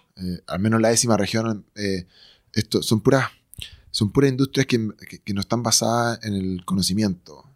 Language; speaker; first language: Spanish; native; Spanish